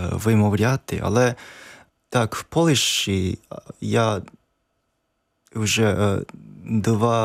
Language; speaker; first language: Ukrainian; non-native, learner; Japanese